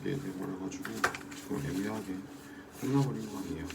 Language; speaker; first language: Korean; native; Korean